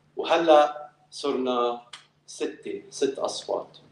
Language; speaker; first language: Arabic; early bilingual, other home language; English